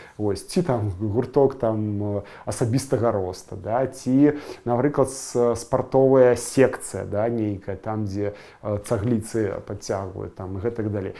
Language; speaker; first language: Belarusian; native; Belarusian